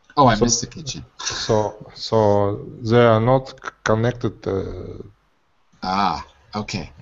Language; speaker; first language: English; non-native, learner; Russian